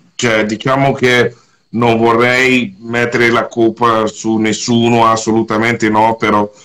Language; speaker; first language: Italian; non-native, fluent; Portuguese